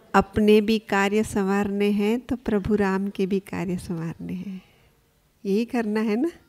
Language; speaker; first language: Hindi; native; Hindi